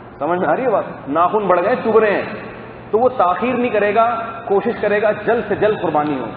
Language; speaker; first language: Urdu; native; Urdu